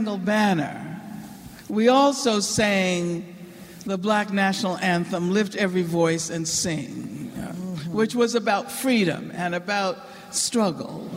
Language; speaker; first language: English; native; English